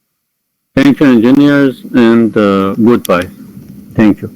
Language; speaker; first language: English; non-native, fluent; Persian